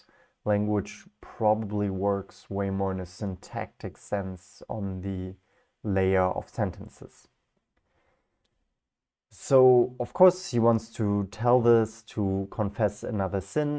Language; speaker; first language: English; non-native, fluent; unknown